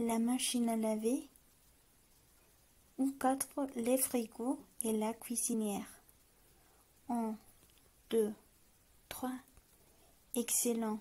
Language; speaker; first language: French; non-native, learner; Spanish